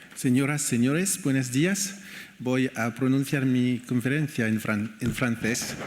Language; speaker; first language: Spanish; non-native, learner; French